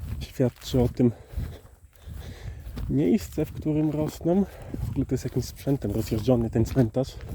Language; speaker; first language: Polish; native; Polish